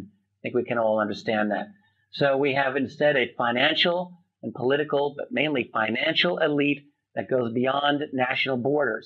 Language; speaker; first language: English; native; English